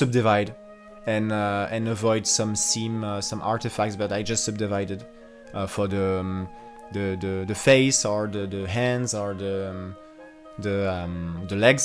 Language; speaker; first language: English; non-native, fluent; French